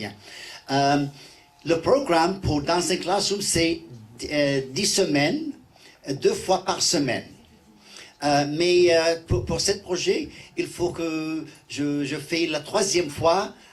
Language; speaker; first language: French; non-native, learner; English